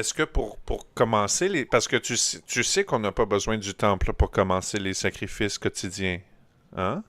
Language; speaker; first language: French; native; French